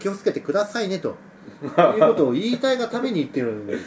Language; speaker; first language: Japanese; native; Japanese